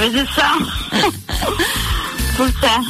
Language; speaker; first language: French; non-native, local second language; Portuguese